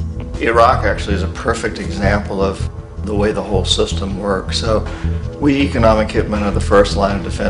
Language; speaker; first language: English; native; English